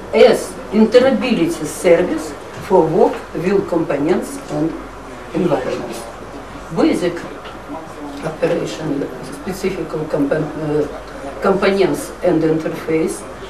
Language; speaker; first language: English; non-native, learner; Russian